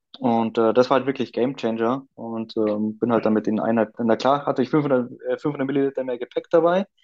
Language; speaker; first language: German; native; German